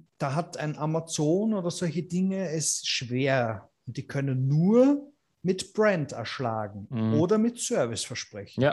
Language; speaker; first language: German; native; German